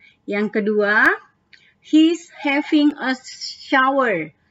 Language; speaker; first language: English; non-native, fluent; Indonesian